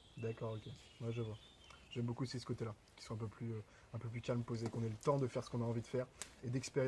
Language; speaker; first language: French; native; French